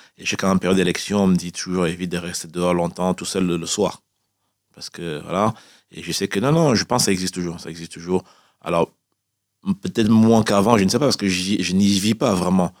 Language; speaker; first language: French; early bilingual, other home language; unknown